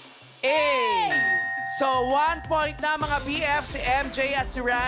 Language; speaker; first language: Filipino; native; Filipino